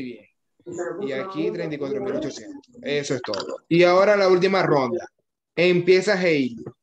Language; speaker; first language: Spanish; native; Spanish